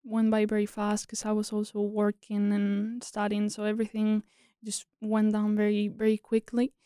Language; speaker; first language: English; non-native, fluent; Spanish